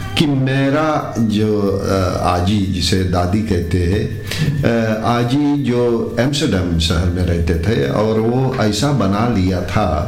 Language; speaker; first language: Hindi; early bilingual, heritage; Hindi